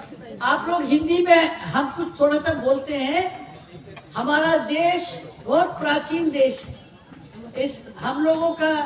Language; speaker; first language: Hindi; non-native, local second language; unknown